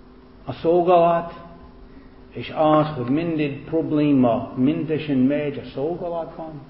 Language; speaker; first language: Hungarian; non-native, fluent; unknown